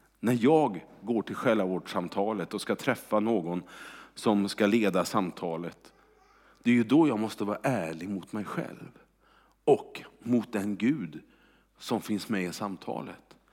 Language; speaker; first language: Swedish; native; Swedish